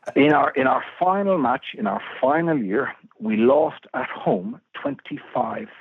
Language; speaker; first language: English; native; English